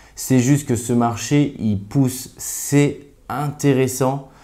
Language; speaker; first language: French; native; French